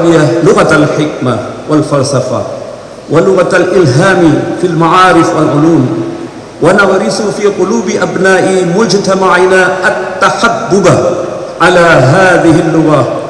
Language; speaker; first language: Arabic; non-native, fluent; Indonesian